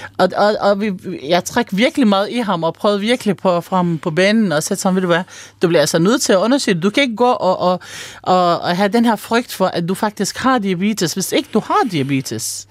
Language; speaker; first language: Danish; early bilingual, other home language; Arabic